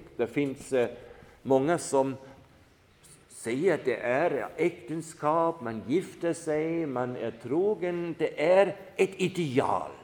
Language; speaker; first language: Swedish; non-native, fluent; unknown